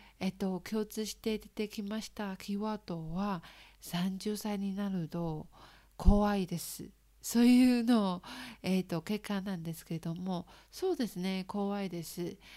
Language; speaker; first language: Japanese; non-native, learner; Chinese